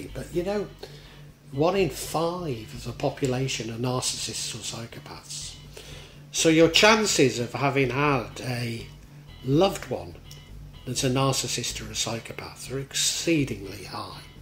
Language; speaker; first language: English; native; English